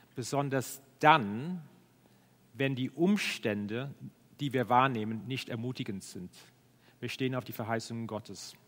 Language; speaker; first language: German; non-native, fluent; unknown